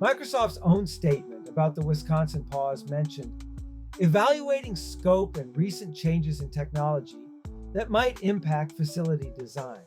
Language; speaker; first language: English; native; English